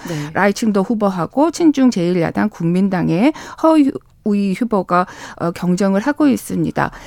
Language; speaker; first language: Korean; native; Korean